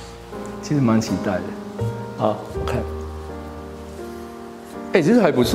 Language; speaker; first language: Chinese; non-native, fluent; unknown